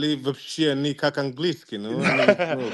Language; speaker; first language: Russian; non-native, learner; Igbo